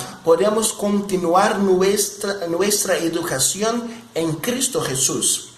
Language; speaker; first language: Spanish; non-native, fluent; Portuguese